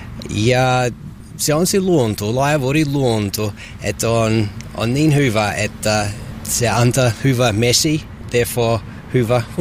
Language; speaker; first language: Finnish; non-native, learner; English